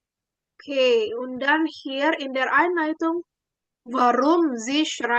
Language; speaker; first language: German; non-native, fluent; Indonesian